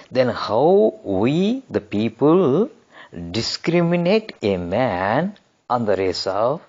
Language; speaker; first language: English; non-native, local second language; Telugu